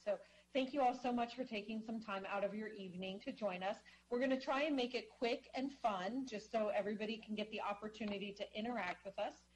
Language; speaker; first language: English; native; English